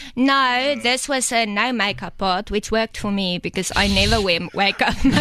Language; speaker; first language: English; non-native, local second language; Afrikaans